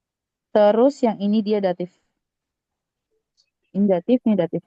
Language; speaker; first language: Indonesian; native; Indonesian